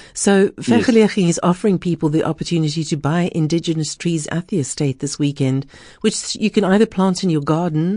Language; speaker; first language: English; native; English